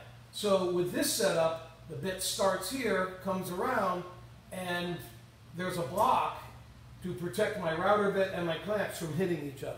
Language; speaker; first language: English; native; English